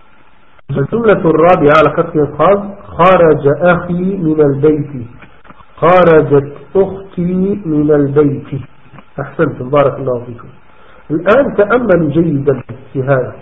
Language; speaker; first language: Arabic; non-native, fluent; French